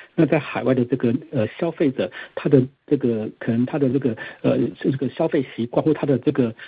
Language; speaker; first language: Chinese; native; Chinese